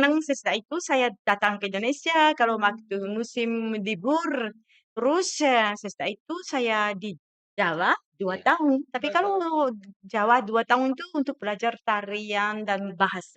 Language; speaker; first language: Indonesian; non-native, fluent; Japanese